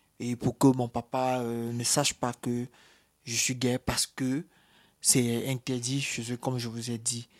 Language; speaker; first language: French; native; French